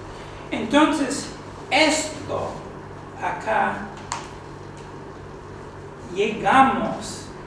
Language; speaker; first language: Spanish; non-native, fluent; English